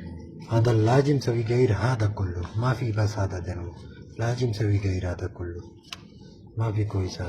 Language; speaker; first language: Arabic; non-native, learner; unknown